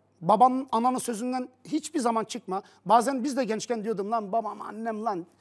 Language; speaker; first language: Turkish; early bilingual, heritage; Turkish